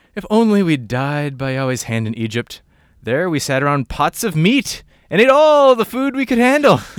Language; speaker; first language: English; native; English